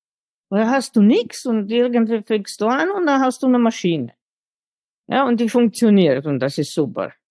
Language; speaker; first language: German; non-native, fluent; Slovenian